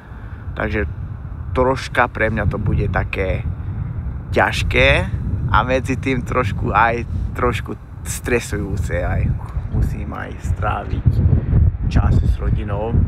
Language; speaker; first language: Slovak; non-native, fluent; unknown